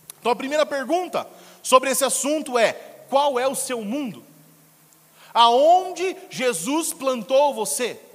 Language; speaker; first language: Portuguese; native; Portuguese